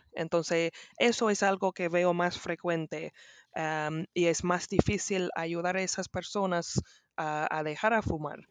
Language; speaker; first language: Spanish; non-native, learner; English